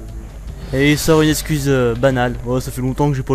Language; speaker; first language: French; native; French